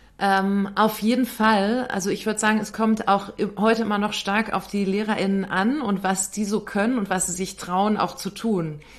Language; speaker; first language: German; native; German